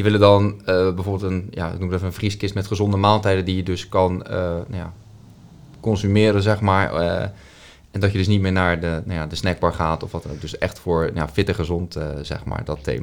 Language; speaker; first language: Dutch; native; Dutch